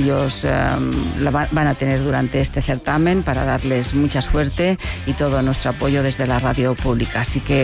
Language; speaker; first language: Spanish; native; Spanish